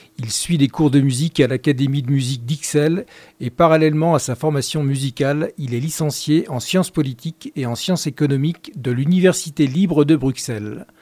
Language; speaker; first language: French; native; French